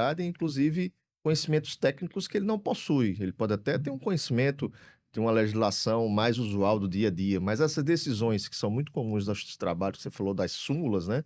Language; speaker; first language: Portuguese; native; Portuguese